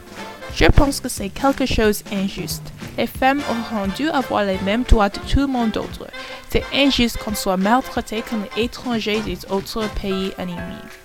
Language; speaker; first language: French; non-native, learner; English